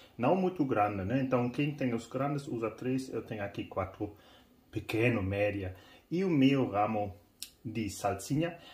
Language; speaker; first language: Portuguese; non-native, fluent; German